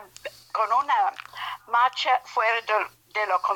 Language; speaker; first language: Spanish; non-native, fluent; English